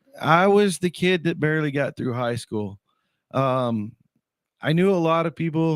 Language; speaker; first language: English; native; English